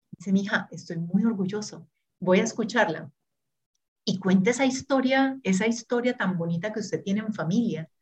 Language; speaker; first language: Spanish; native; Spanish